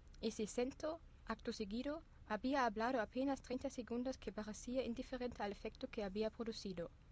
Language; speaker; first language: Spanish; non-native, fluent; German